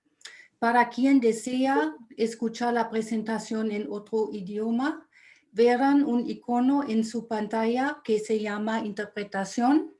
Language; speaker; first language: Spanish; non-native, fluent; German